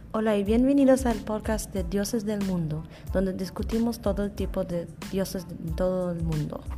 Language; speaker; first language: Spanish; non-native, learner; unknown